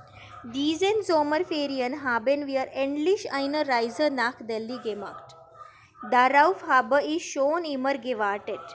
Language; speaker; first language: German; non-native, learner; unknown